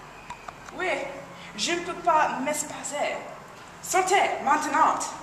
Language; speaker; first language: French; non-native, learner; English